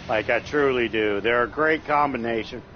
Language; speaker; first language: English; native; English